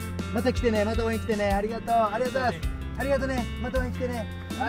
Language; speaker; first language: Japanese; native; Japanese